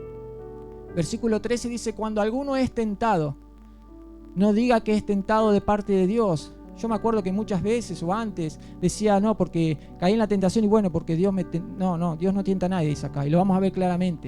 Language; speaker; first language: Spanish; native; Spanish